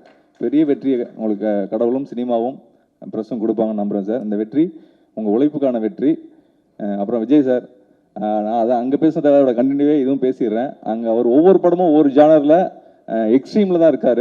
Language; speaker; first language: Tamil; native; Tamil